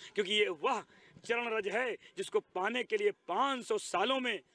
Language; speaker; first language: Hindi; native; Hindi